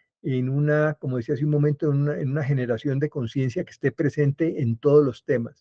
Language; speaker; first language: Spanish; native; Spanish